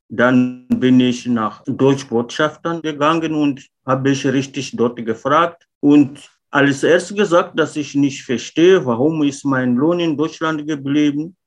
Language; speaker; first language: German; non-native, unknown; Portuguese